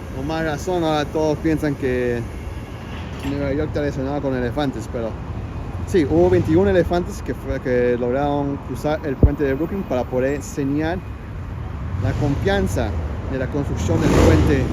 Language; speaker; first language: Spanish; early bilingual, heritage; Spanish